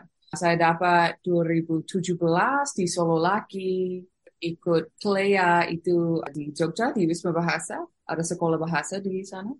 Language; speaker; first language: Indonesian; non-native, fluent; English